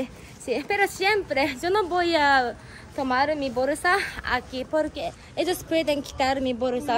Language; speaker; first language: Spanish; non-native, fluent; Japanese